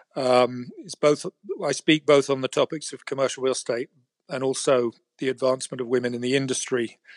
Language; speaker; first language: English; native; English